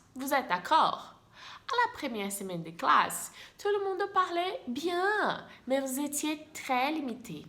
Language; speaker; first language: French; non-native, fluent; Portuguese